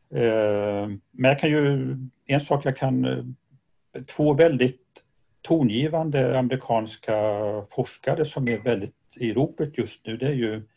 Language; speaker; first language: Swedish; native; Swedish